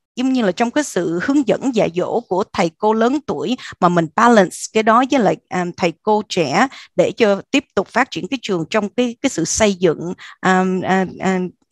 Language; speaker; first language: Vietnamese; early bilingual, heritage; Vietnamese